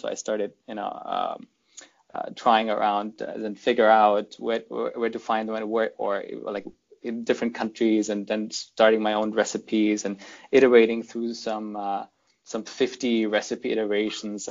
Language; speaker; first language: English; non-native, fluent; German